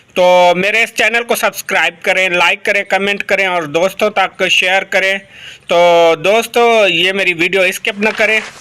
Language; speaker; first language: Urdu; non-native, local second language; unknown